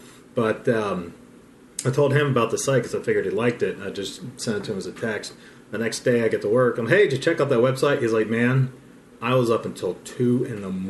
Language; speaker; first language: English; native; English